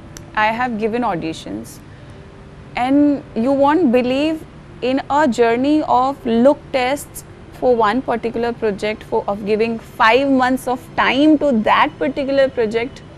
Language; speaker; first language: English; non-native, local second language; Hindi